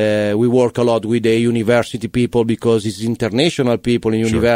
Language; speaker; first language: English; non-native, learner; Italian